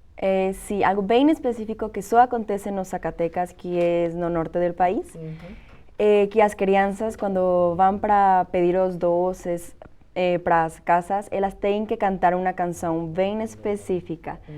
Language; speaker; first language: Portuguese; non-native, fluent; Spanish